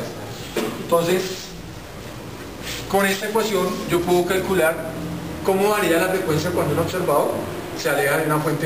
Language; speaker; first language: Spanish; native; Spanish